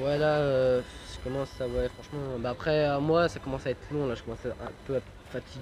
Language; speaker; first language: French; native; French